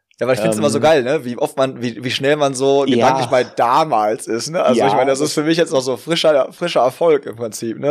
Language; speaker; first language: German; native; German